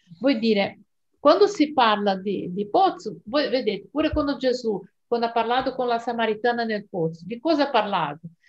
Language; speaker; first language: Italian; non-native, fluent; Portuguese